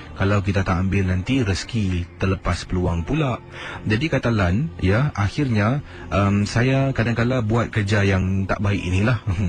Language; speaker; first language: Malay; native; Malay